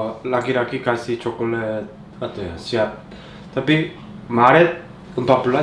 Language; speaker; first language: Indonesian; non-native, learner; Korean